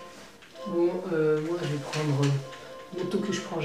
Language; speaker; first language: French; native; French